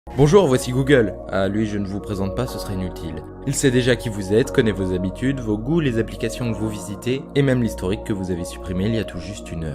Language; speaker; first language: French; native; French